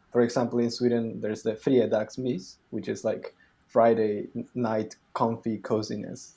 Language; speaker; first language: English; non-native, fluent; Spanish